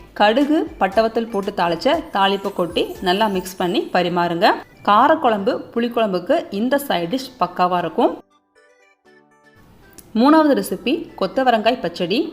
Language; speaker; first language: Tamil; native; Tamil